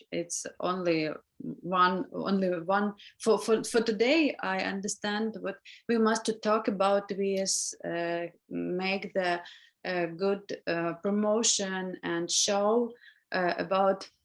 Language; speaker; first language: English; non-native, learner; Ukrainian